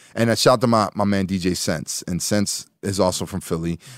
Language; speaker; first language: English; native; English